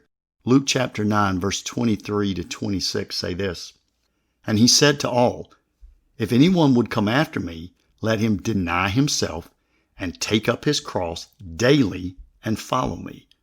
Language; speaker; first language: English; native; English